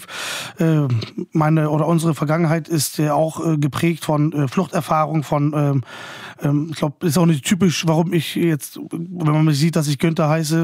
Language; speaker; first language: German; native; German